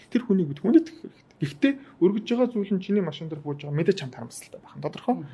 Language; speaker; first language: Mongolian; native; Mongolian